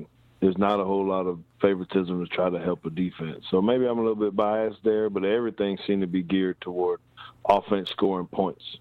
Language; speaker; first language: English; native; English